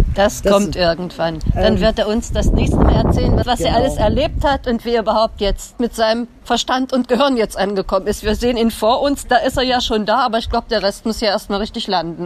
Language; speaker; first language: German; native; German